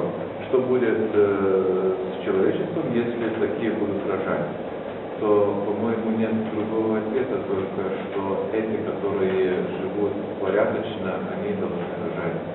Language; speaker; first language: Russian; non-native, fluent; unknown